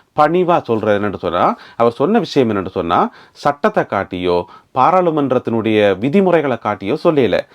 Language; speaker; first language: Tamil; native; Tamil